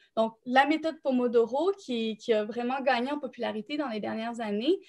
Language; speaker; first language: French; native; French